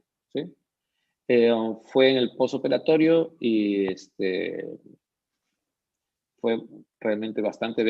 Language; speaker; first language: Spanish; non-native, learner; Portuguese